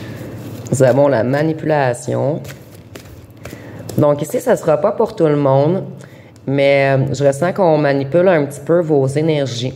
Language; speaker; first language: French; native; French